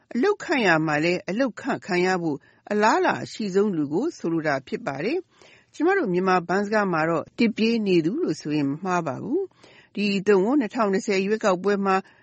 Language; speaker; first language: Burmese; native; Burmese